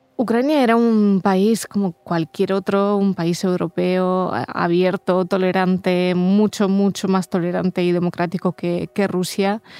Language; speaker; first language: Spanish; early bilingual, other home language; Russian